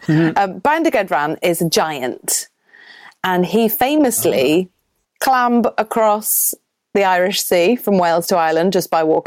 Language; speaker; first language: English; native; English